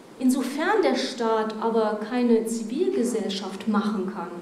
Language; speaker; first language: German; native; German